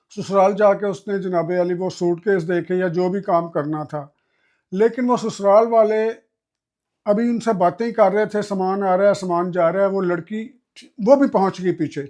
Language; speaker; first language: Urdu; non-native, local second language; Punjabi